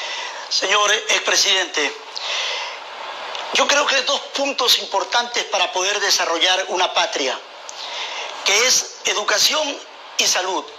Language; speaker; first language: Spanish; native; Spanish